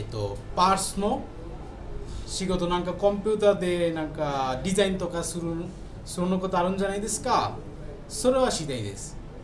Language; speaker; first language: Japanese; non-native, learner; Bangla